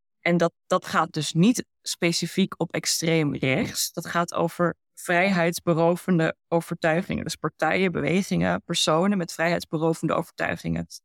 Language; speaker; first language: Dutch; early bilingual, heritage; Dutch